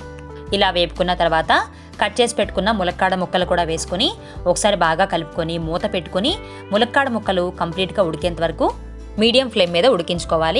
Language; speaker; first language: Telugu; native; Telugu